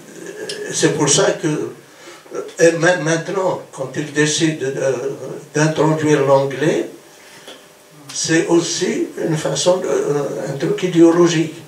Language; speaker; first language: French; non-native, local second language; Kabyle